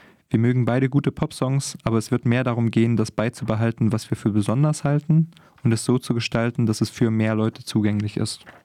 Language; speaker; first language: German; native; German